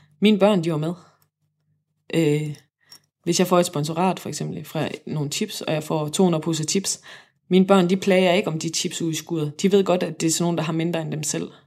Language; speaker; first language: Danish; native; Danish